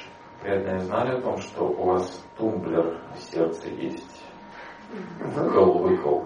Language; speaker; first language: Russian; native; Russian